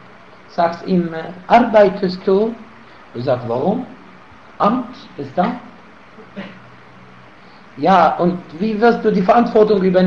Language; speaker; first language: German; non-native, fluent; Arabic